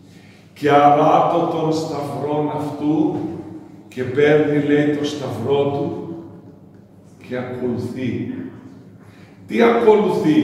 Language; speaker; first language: Greek; native; Greek